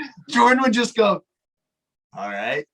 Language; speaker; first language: English; native; English